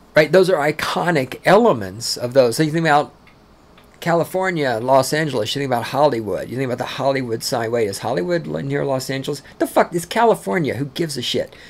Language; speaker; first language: English; native; English